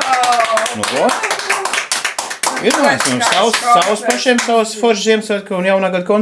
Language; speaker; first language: Latvian; native; Latvian